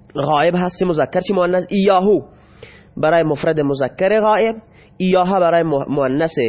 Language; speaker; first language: Persian; non-native, local second language; Baluchi